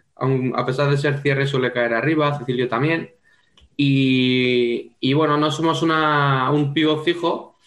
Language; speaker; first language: Spanish; native; Spanish